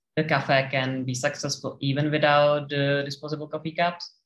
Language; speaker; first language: English; non-native, fluent; Czech